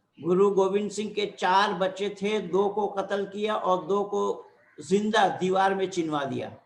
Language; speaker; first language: Hindi; non-native, local second language; Bangla